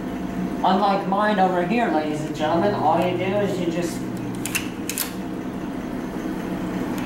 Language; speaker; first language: English; native; English